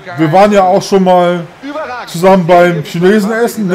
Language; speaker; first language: German; native; German